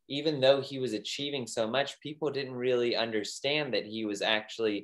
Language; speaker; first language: English; native; English